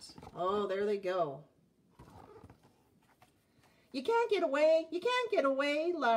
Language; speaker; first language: English; native; English